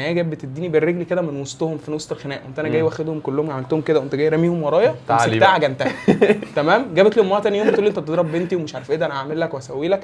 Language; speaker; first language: Arabic; native; Arabic